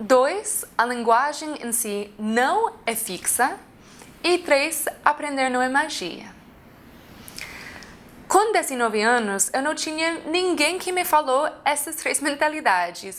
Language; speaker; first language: Portuguese; non-native, fluent; English